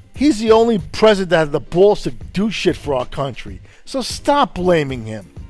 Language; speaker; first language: English; non-native, fluent; Italian